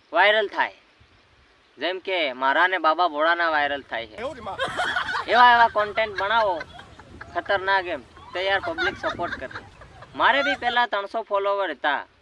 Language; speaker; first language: Gujarati; native; Gujarati